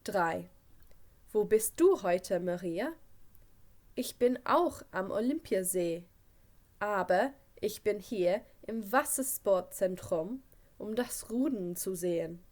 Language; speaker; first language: German; non-native, fluent; English